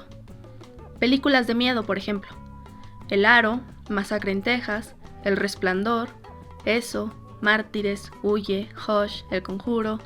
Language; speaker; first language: Spanish; native; Spanish